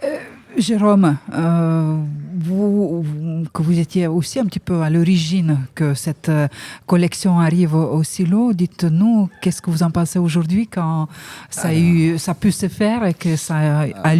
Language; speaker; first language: French; native; French